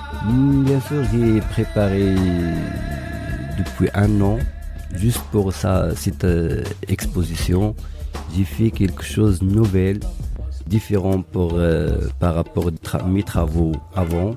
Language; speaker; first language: French; non-native, local second language; Arabic